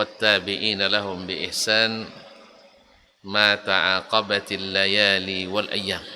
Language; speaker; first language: Arabic; non-native, fluent; Indonesian